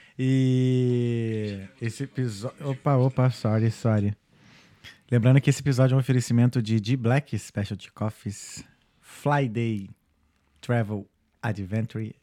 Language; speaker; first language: Portuguese; native; Portuguese